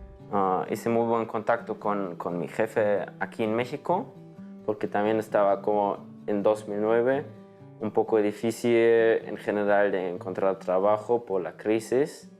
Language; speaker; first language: Spanish; non-native, fluent; German